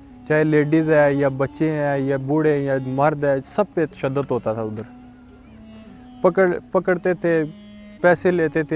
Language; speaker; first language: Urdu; early bilingual, other home language; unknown